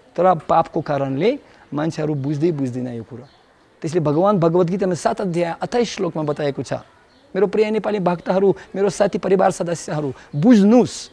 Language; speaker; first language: Nepali; non-native, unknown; Russian